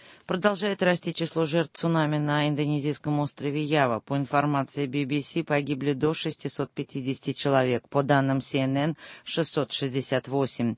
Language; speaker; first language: Russian; native; Russian